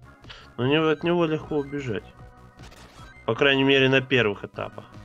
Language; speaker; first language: Russian; native; Russian